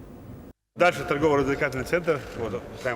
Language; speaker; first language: Russian; non-native, local second language; Chechen